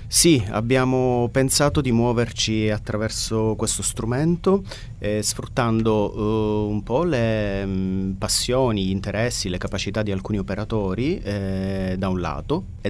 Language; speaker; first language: Italian; native; Italian